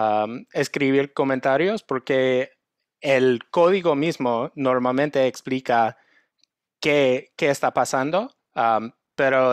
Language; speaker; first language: Spanish; non-native, fluent; English